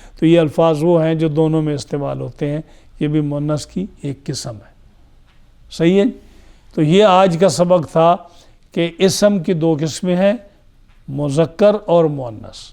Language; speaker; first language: Urdu; non-native, local second language; Punjabi